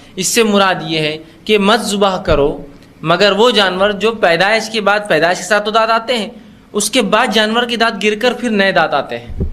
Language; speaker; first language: Urdu; native; Urdu